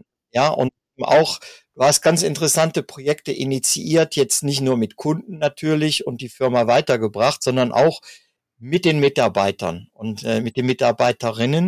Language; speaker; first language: German; native; German